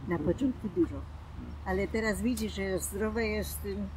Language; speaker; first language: Polish; non-native, local second language; German